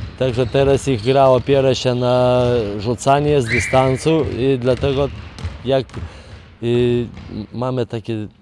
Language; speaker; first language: Polish; non-native, fluent; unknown